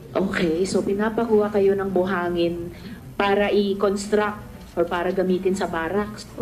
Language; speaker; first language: Filipino; native; Filipino